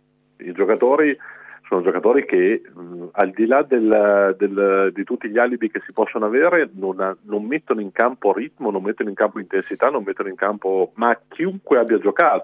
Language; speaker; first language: Italian; native; Italian